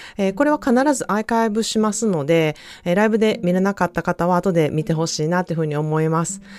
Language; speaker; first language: Japanese; native; Japanese